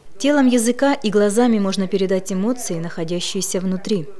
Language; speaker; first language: Russian; native; Russian